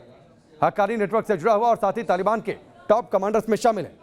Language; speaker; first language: Hindi; native; Hindi